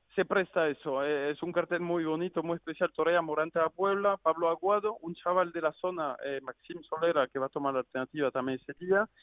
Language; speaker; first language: Spanish; non-native, fluent; French